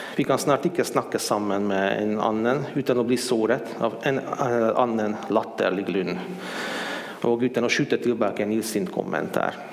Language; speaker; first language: Swedish; non-native, fluent; Hungarian